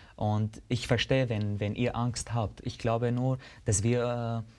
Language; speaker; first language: German; non-native, fluent; Arabic